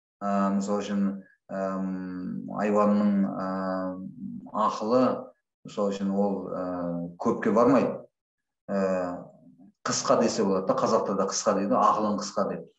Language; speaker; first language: Kazakh; non-native, local second language; Russian